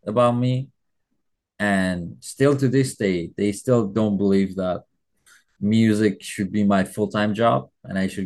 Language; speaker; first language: English; non-native, fluent; Persian